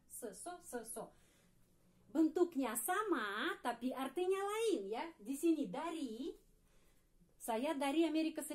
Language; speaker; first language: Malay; non-native, fluent; Russian